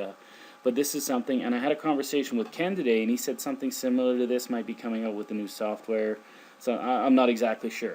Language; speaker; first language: English; native; English